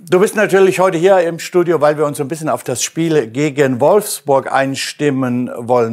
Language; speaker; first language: German; native; German